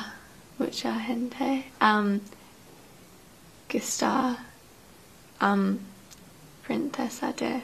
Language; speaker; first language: Spanish; non-native, learner; English